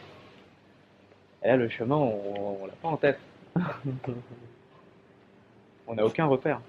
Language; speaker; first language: French; native; French